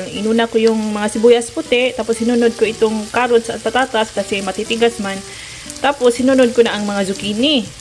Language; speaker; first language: Filipino; non-native, local second language; Cebuano